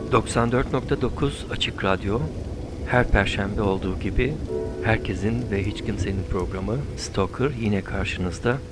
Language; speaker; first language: Turkish; native; Turkish